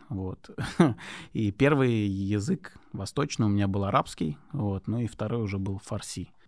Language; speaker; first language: Russian; non-native, local second language; Lezghian